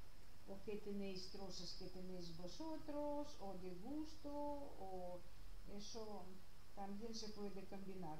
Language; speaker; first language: Spanish; non-native, learner; Russian